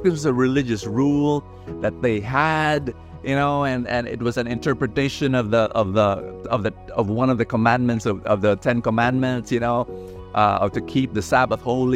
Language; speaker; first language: English; non-native, local second language; Filipino